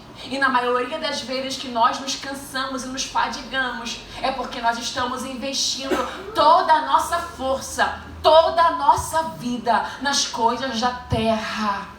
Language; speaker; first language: Portuguese; native; Portuguese